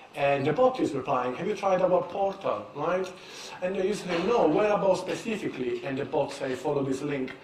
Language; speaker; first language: English; non-native, fluent; Italian